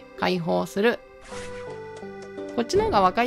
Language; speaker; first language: Japanese; native; Japanese